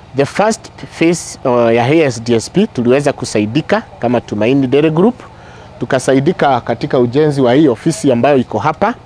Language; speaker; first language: Swahili; non-native, local second language; Meru